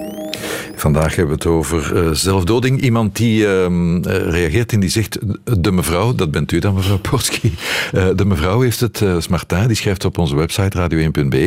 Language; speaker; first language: Dutch; native; Dutch